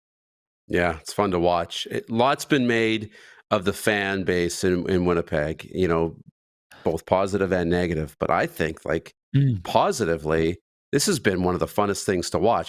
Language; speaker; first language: English; native; English